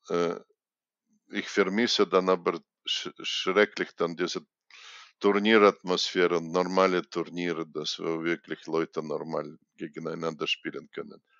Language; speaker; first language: German; non-native, fluent; Russian